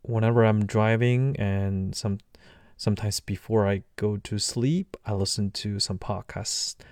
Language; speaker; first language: English; non-native, fluent; Chinese